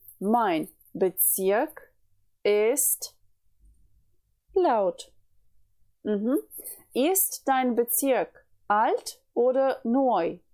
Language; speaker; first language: German; non-native, fluent; Ukrainian